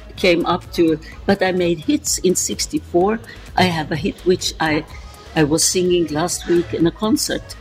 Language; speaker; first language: English; non-native, learner; Norwegian